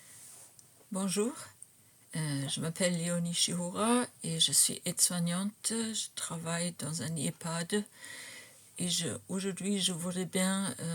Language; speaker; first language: French; non-native, fluent; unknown